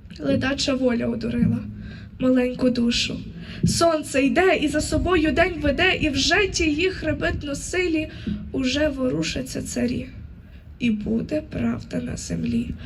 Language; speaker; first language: Ukrainian; native; Ukrainian